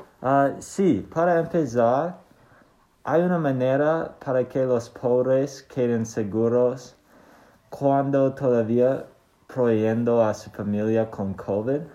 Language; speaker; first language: Spanish; non-native, learner; English